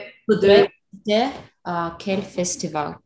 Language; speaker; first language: French; non-native, learner; English